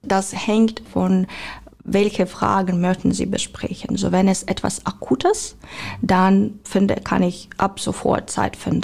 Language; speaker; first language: German; non-native, learner; Ukrainian